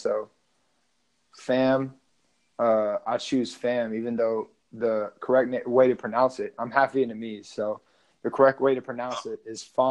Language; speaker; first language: English; native; English